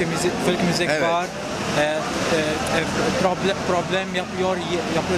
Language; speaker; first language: Turkish; non-native, learner; Arabic